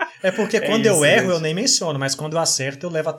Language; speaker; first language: Portuguese; native; Portuguese